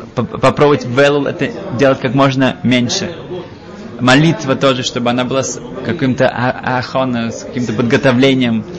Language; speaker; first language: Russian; early bilingual, heritage; Russian